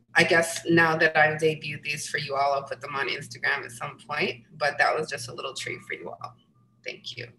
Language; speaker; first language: English; native; English